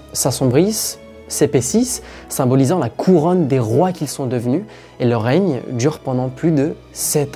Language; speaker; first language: French; native; French